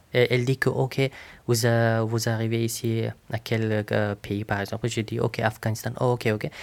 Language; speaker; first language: French; non-native, learner; Persian